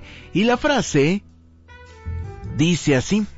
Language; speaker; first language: Spanish; native; Spanish